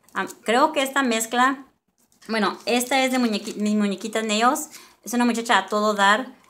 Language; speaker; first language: Spanish; early bilingual, other home language; English